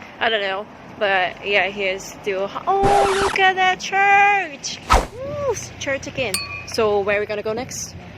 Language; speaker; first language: English; non-native, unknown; Thai